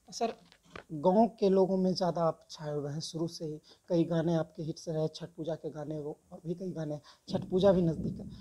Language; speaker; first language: Hindi; native; Hindi